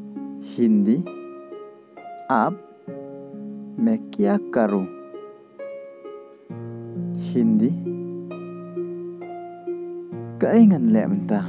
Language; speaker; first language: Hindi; non-native, local second language; Khasi